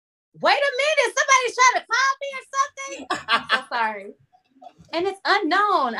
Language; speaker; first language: English; native; English